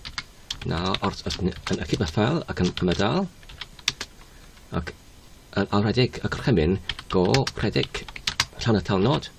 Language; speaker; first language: Welsh; non-native, learner; English